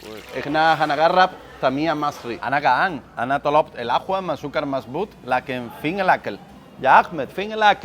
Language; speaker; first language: Arabic; non-native, learner; Spanish